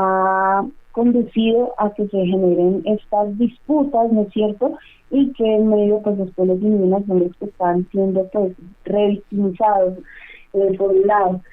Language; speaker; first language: Spanish; native; Spanish